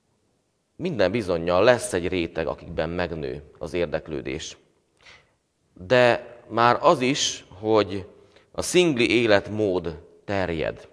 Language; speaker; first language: Hungarian; native; Hungarian